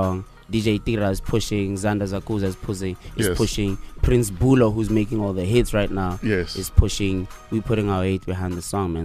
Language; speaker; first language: English; non-native, local second language; Tswana